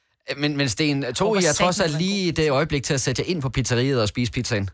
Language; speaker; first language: Danish; native; Danish